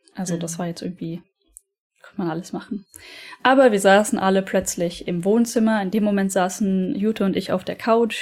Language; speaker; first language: German; native; German